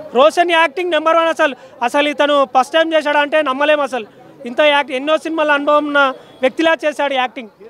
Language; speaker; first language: Telugu; native; Telugu